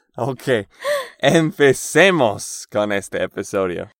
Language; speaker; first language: Spanish; non-native, fluent; English